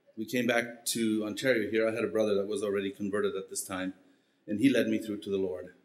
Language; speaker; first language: English; early bilingual, heritage; Spanish